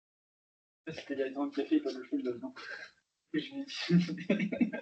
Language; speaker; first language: French; native; French